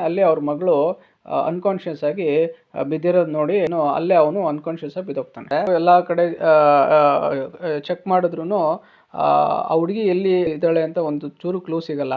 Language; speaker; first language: Kannada; native; Kannada